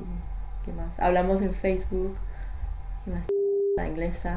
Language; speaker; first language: Spanish; non-native, fluent; English